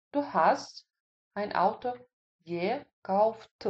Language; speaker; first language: German; non-native, fluent; Russian